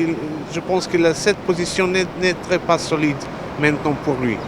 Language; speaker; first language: French; non-native, learner; Serbian